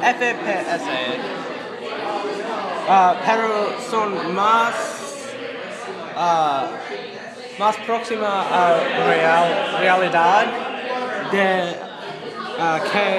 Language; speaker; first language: Spanish; non-native, learner; English